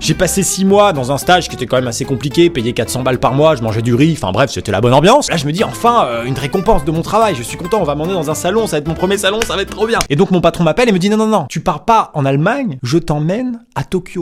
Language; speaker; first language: French; native; French